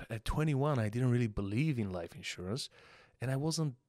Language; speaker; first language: English; non-native, fluent; Bulgarian